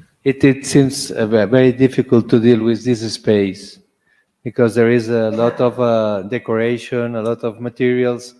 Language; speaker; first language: English; non-native, fluent; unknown